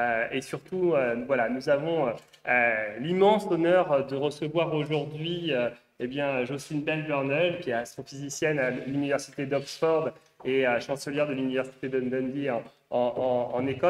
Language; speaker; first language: French; native; French